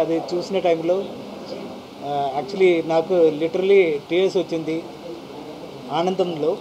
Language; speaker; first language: Telugu; non-native, fluent; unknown